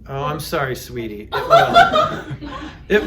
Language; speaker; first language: English; native; English